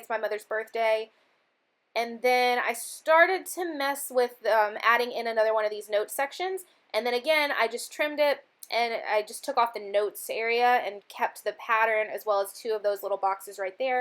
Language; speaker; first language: English; native; English